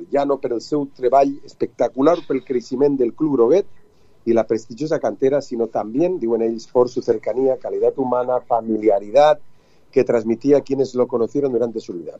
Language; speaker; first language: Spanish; non-native, local second language; Catalan